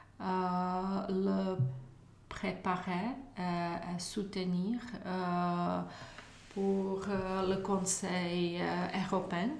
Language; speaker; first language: French; non-native, learner; Czech